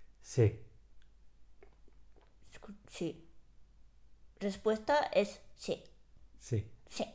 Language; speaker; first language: Spanish; non-native, fluent; Japanese